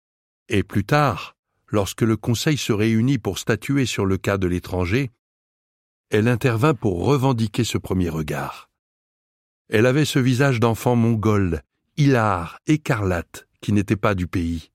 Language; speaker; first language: French; native; French